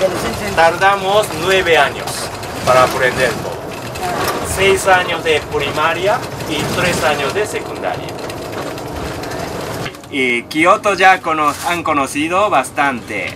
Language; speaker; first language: Spanish; non-native, learner; Japanese